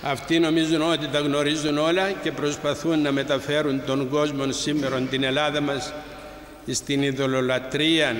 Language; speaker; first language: Greek; native; Greek